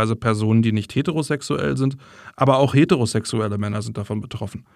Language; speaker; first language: German; non-native, fluent; English